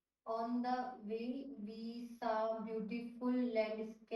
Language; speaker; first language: English; non-native, learner; Hindi